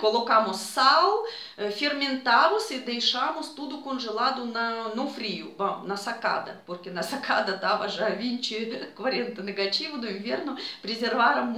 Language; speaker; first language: Portuguese; non-native, fluent; Russian